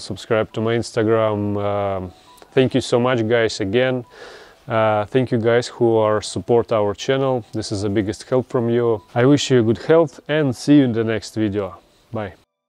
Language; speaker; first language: English; non-native, learner; Russian